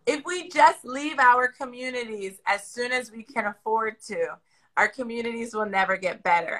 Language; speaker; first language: English; native; English